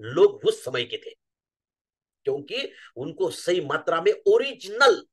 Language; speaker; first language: Hindi; non-native, local second language; Marathi